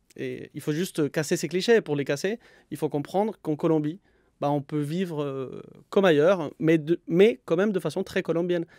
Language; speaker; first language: French; non-native, fluent; Spanish